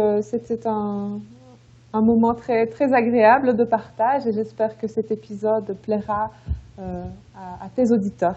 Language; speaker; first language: French; native; French